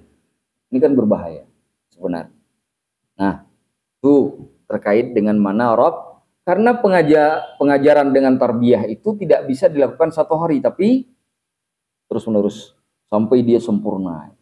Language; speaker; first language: Indonesian; native; Indonesian